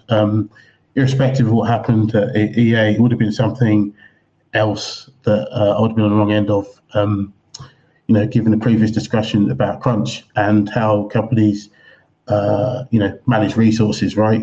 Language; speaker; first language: English; native; English